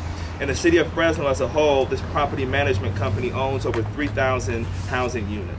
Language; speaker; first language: English; native; English